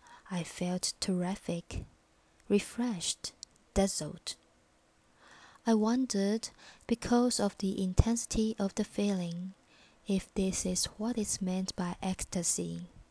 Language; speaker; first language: English; non-native, fluent; Chinese